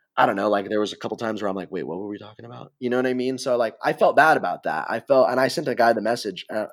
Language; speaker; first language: English; native; English